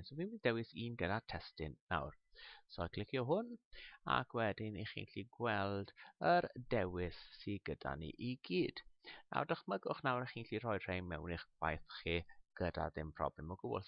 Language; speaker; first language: Welsh; non-native, local second language; English